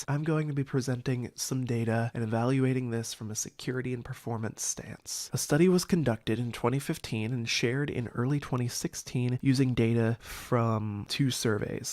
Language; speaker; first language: English; native; English